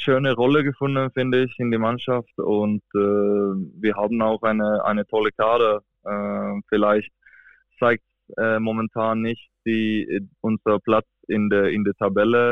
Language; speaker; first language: German; non-native, fluent; Swedish